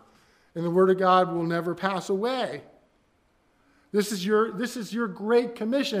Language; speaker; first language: English; native; English